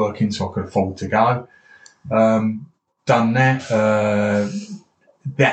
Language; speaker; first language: English; native; English